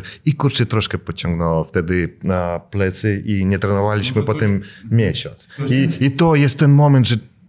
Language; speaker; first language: Polish; non-native, fluent; Russian